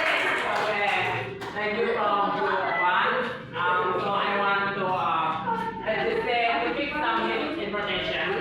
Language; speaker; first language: English; non-native, learner; Indonesian